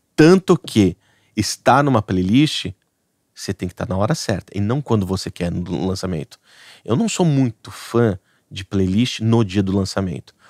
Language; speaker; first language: Portuguese; native; Portuguese